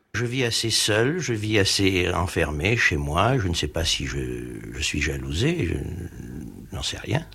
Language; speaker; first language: French; early bilingual, other home language; Armenian